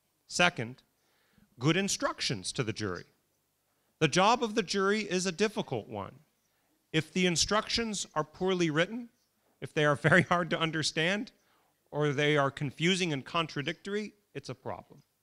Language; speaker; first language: English; native; English